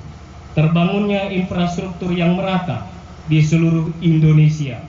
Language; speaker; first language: Indonesian; native; Indonesian